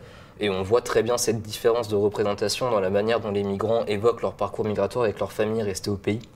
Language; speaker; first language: French; native; French